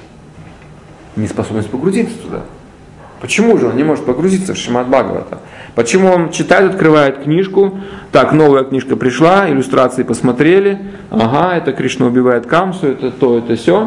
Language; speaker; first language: Russian; native; Russian